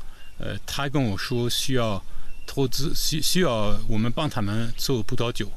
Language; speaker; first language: Chinese; non-native, fluent; French